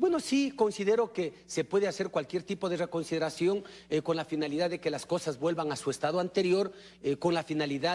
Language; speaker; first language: Spanish; native; Spanish